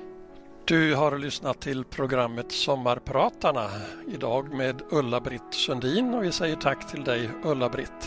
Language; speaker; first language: Swedish; native; Swedish